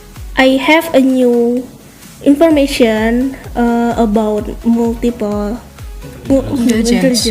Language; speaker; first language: English; non-native, learner; Indonesian